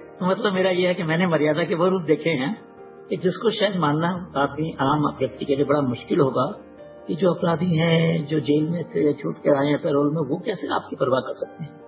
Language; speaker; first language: Hindi; native; Hindi